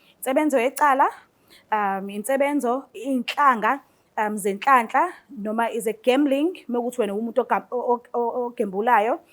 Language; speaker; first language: Zulu; native; Zulu